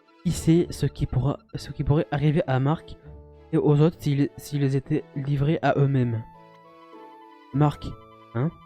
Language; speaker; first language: French; native; French